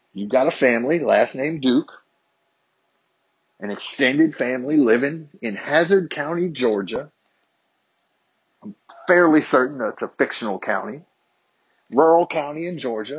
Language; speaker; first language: English; native; English